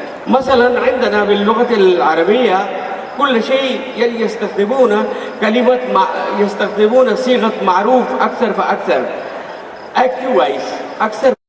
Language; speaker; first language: Arabic; non-native, fluent; Urdu